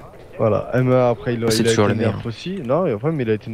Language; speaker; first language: French; native; French